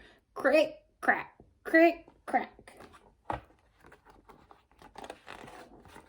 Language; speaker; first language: English; native; English